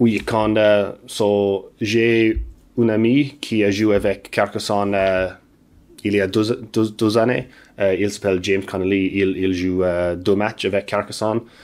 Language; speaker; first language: French; non-native, learner; English